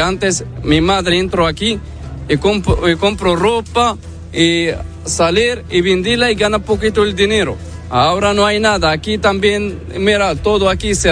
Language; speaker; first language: Spanish; non-native, learner; Arabic